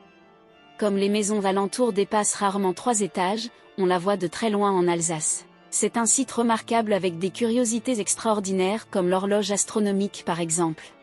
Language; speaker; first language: French; native; French